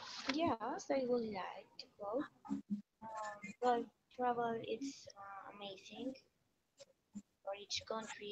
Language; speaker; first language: English; non-native, learner; Spanish